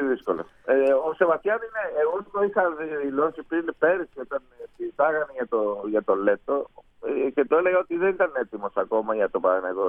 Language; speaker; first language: Greek; non-native, fluent; Spanish